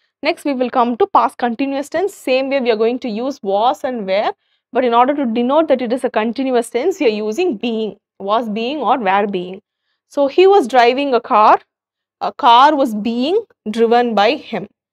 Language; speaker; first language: English; non-native, local second language; Tamil